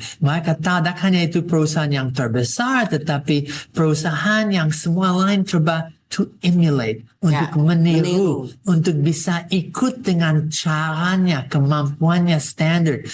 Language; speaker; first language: Indonesian; non-native, fluent; English